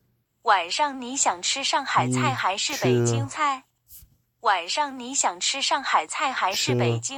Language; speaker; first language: Chinese; non-native, learner; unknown